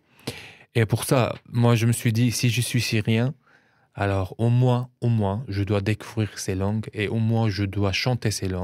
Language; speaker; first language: French; non-native, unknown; Arabic